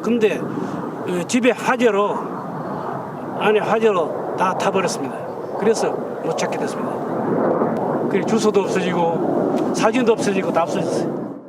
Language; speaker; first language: Korean; non-native, learner; Russian